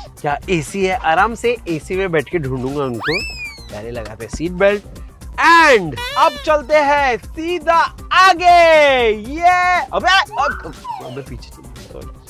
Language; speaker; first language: Hindi; native; Hindi